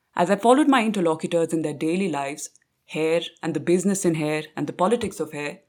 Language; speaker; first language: English; non-native, local second language; Punjabi